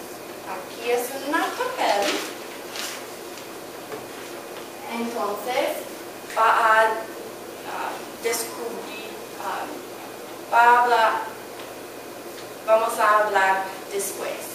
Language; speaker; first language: Spanish; non-native, learner; English